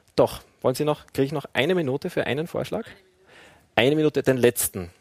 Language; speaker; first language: German; native; German